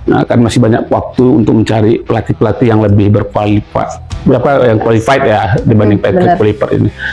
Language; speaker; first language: Indonesian; native; Indonesian